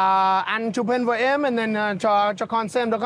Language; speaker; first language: Vietnamese; non-native, fluent; English